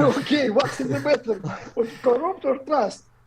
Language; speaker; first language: English; non-native, learner; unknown